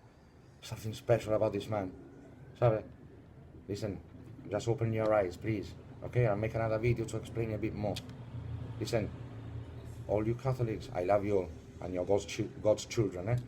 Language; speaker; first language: English; non-native, fluent; Spanish